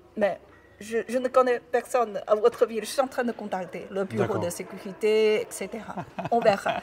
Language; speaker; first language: French; non-native, learner; Chinese